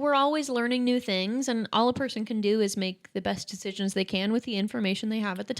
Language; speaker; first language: English; native; English